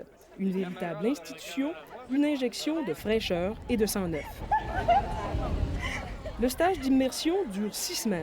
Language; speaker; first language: French; native; French